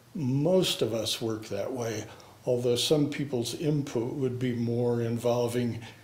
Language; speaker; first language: English; native; English